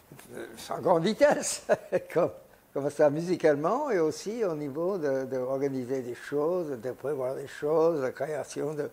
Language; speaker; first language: French; non-native, fluent; English